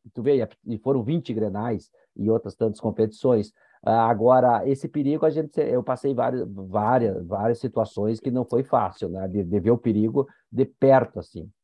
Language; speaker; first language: Portuguese; native; Portuguese